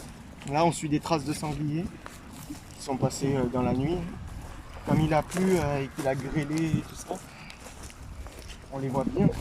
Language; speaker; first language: French; native; French